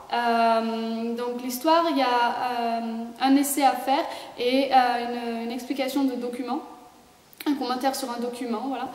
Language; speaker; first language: French; native; French